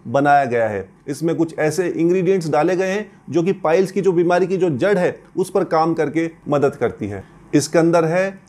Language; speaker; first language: Hindi; native; Hindi